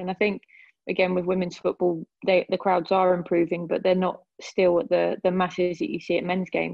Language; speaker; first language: English; native; English